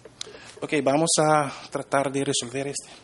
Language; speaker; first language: Spanish; non-native, fluent; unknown